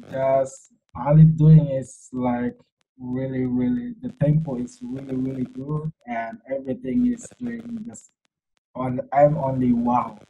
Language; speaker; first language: English; non-native, learner; Indonesian